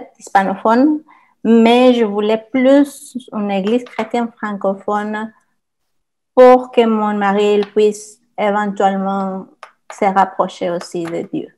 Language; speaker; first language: French; non-native, fluent; Spanish